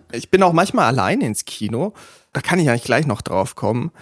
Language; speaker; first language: German; non-native, local second language; Swiss German